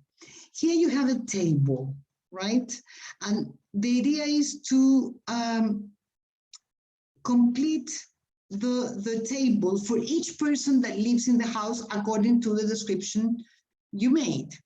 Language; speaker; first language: English; non-native, fluent; Spanish